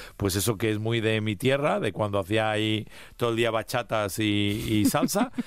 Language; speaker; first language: Spanish; early bilingual, heritage; Spanish